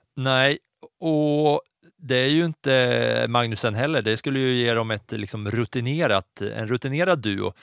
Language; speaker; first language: Swedish; native; Swedish